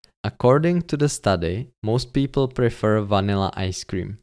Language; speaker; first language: English; non-native, fluent; Czech